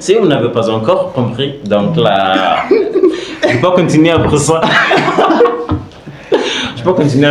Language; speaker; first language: French; non-native, learner; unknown